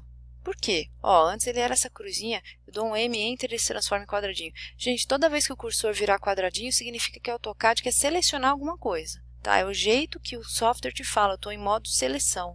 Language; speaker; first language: Portuguese; native; Portuguese